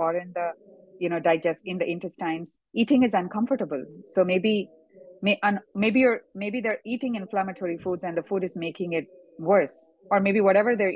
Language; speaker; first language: English; non-native, local second language; Tamil